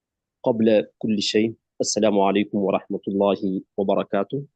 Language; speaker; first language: Arabic; non-native, fluent; Urdu